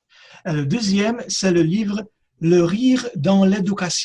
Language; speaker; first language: French; non-native, fluent; Polish